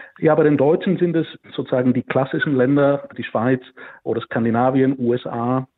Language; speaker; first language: German; non-native, fluent; Bulgarian